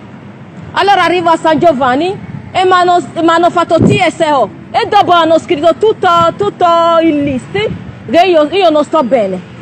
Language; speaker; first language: Italian; non-native, learner; Nigerian Pidgin